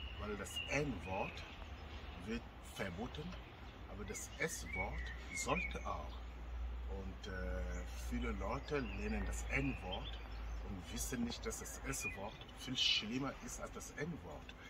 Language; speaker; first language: German; non-native, fluent; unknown